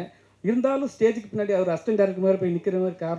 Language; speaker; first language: Tamil; native; Tamil